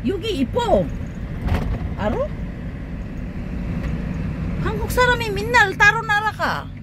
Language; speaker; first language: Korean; non-native, learner; Filipino